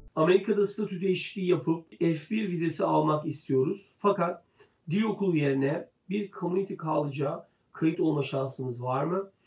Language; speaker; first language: Turkish; native; Turkish